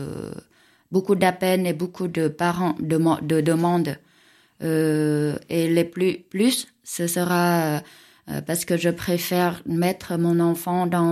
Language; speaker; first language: French; non-native, fluent; Vietnamese